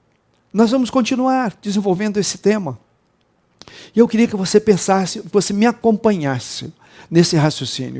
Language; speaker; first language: Portuguese; native; Portuguese